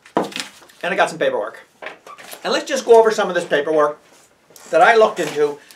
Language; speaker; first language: English; native; English